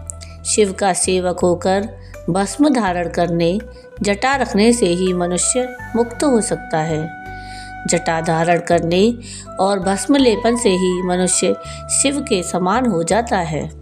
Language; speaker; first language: Hindi; native; Hindi